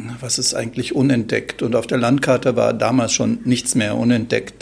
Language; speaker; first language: German; native; German